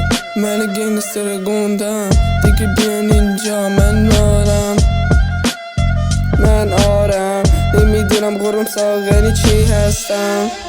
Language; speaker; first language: Persian; early bilingual, heritage; Persian